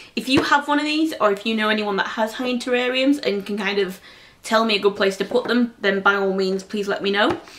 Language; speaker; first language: English; native; English